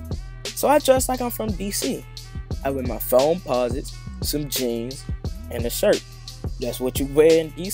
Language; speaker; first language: English; native; English